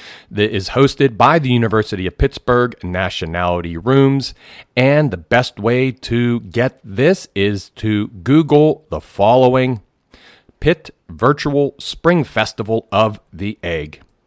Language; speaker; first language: English; native; English